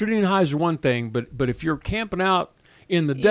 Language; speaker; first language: English; native; English